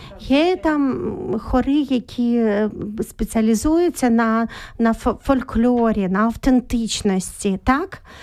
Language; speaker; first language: Ukrainian; native; Ukrainian